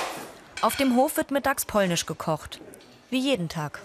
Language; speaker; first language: German; native; German